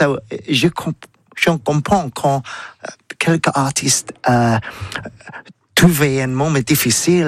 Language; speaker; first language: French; non-native, learner; English